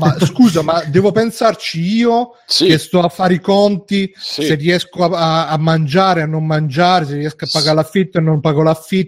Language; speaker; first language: Italian; native; Italian